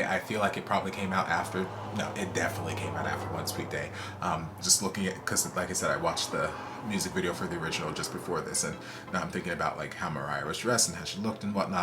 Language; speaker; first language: English; native; English